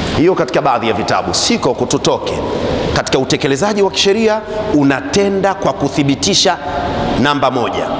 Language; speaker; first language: Swahili; non-native, local second language; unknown